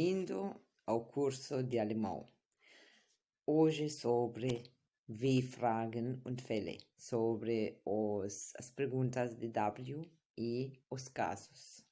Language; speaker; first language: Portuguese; non-native, fluent; German